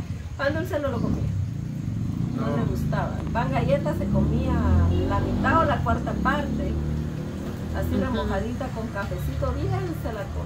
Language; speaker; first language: Spanish; native; Spanish